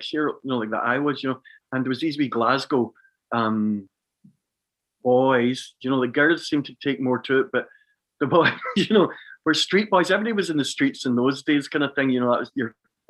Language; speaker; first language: English; native; English